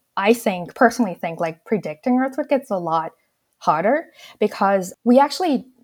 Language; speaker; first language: English; non-native, local second language; Cantonese